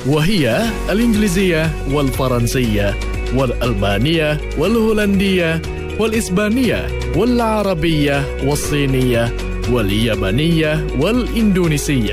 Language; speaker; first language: Arabic; non-native, fluent; Indonesian